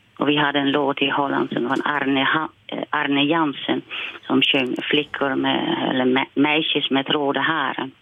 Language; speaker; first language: Swedish; non-native, fluent; Dutch